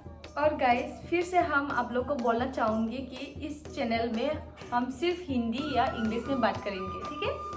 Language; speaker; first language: Hindi; non-native, local second language; Bodo